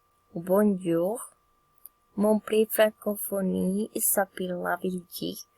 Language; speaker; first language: French; non-native, learner; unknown